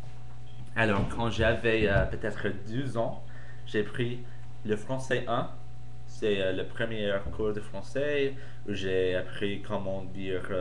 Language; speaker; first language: French; non-native, fluent; English